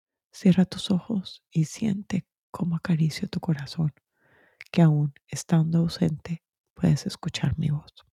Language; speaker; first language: Spanish; early bilingual, other home language; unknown